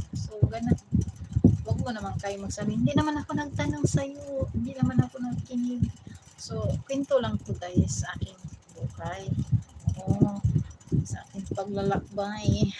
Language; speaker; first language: Filipino; non-native, local second language; Cebuano